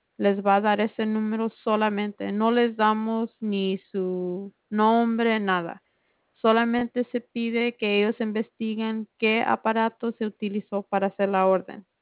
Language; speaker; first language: Spanish; early bilingual, heritage; Spanish